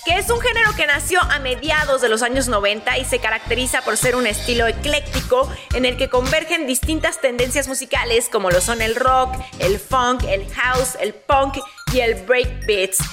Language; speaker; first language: Spanish; native; Spanish